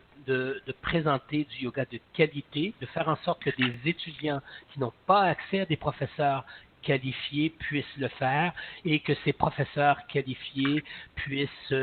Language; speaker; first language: French; native; French